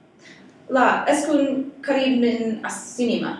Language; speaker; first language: Arabic; non-native, learner; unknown